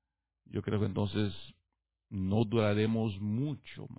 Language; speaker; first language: Spanish; native; Spanish